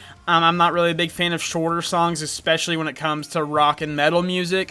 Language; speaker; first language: English; native; English